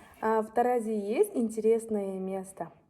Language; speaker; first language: Russian; non-native, local second language; Kazakh